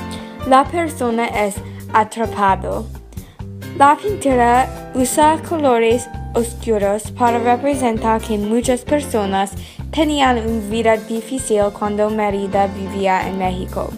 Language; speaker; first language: Spanish; non-native, learner; English